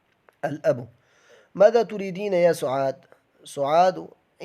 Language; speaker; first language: Arabic; non-native, fluent; Urdu